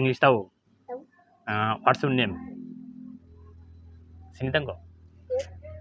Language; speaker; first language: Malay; non-native, learner; Bangla